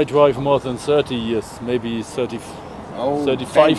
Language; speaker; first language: English; non-native, learner; German